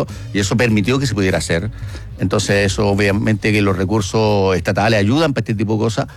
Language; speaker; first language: Spanish; native; Spanish